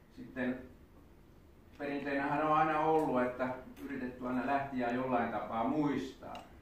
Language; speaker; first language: Finnish; native; Finnish